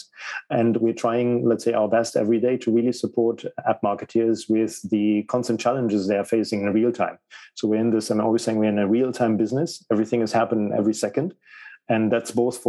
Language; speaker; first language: English; non-native, fluent; German